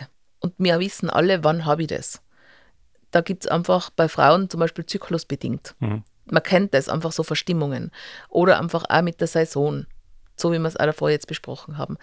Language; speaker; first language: German; native; German